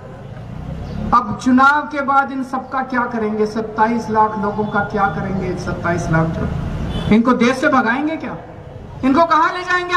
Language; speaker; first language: Hindi; native; Hindi